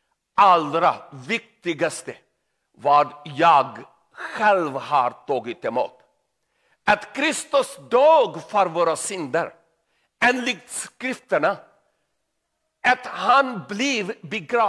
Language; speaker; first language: Swedish; non-native, learner; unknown